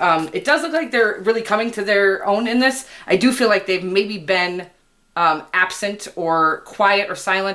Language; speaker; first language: English; native; English